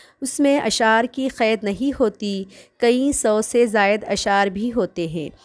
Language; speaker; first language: Urdu; native; Urdu